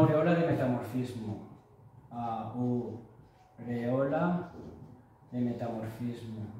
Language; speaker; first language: Spanish; native; Spanish